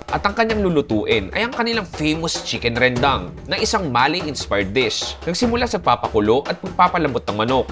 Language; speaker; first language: Filipino; native; Filipino